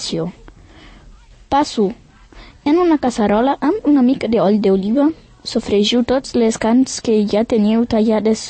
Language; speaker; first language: Catalan; early bilingual, other home language; Portuguese